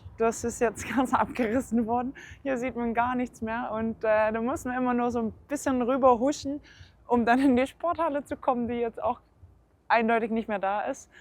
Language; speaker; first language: German; early bilingual, heritage; German